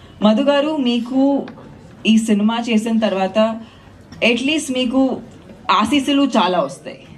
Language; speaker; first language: Telugu; non-native, fluent; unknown